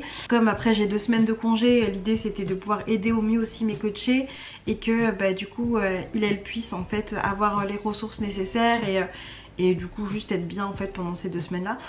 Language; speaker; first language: French; native; French